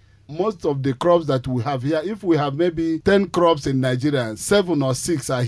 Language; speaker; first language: English; non-native, local second language; Igbo